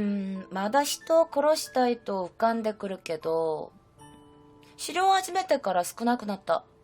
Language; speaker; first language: Japanese; non-native, fluent; Korean